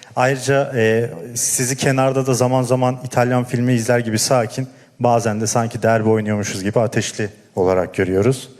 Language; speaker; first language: Turkish; native; Turkish